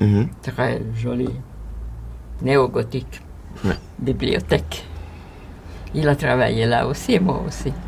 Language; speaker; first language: French; non-native, fluent; Hungarian